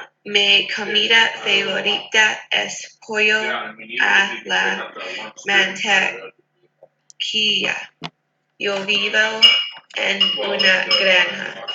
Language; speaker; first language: Spanish; non-native, learner; English